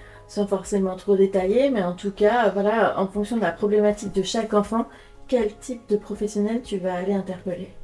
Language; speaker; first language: French; native; French